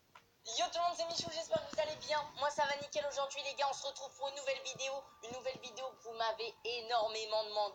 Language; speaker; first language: French; native; French